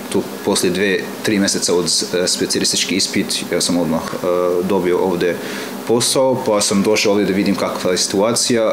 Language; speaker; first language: Serbian; non-native, fluent; Arabic